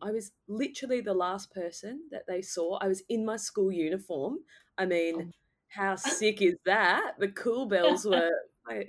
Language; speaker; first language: English; native; English